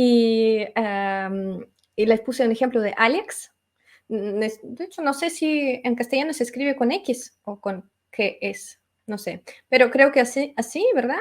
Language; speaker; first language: Spanish; non-native, fluent; Russian